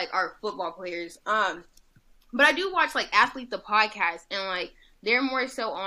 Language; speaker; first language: English; native; English